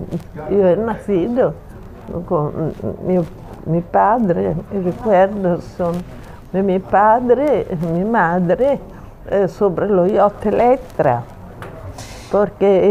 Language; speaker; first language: Spanish; non-native, fluent; Italian